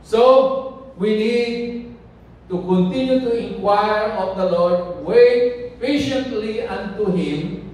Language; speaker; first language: English; non-native, local second language; Filipino